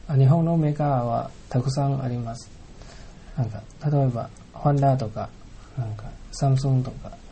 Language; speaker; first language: Japanese; non-native, learner; Thai